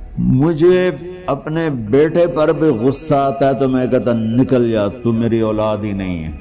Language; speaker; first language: Urdu; non-native, local second language; Punjabi